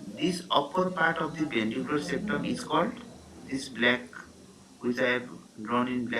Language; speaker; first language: English; non-native, local second language; Nepali